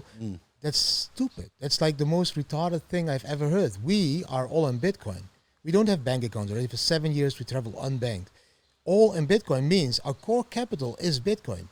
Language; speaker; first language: English; non-native, fluent; Dutch